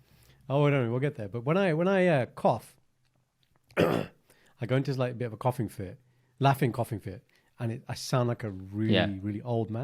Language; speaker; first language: English; early bilingual, other home language; Punjabi